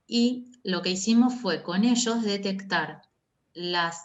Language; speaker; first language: Spanish; native; Spanish